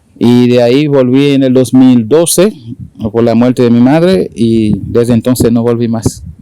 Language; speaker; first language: Spanish; non-native, fluent; Haitian Creole